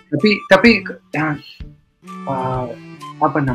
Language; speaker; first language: Indonesian; non-native, fluent; Hebrew